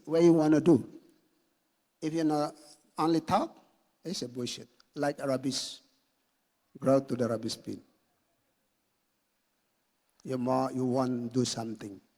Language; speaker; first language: English; non-native, learner; Indonesian